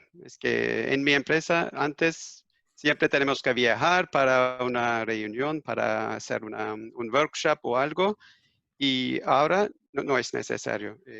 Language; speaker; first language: Spanish; non-native, fluent; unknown